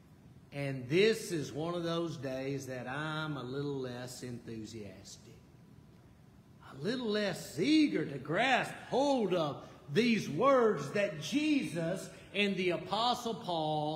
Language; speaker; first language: English; native; English